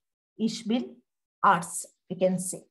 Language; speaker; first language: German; non-native, fluent; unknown